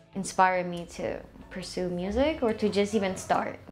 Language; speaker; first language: English; early bilingual, other home language; Spanish